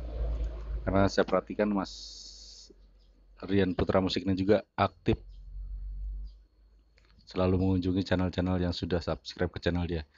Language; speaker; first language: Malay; non-native, local second language; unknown